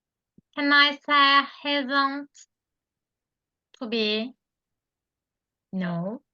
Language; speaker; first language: English; non-native, learner; Turkish